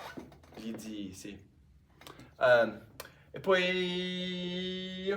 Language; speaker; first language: Italian; non-native, fluent; English